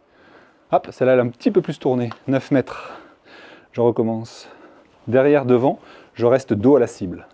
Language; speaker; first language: French; native; French